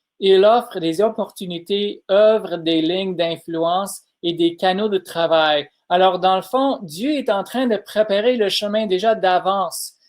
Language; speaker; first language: French; non-native, fluent; English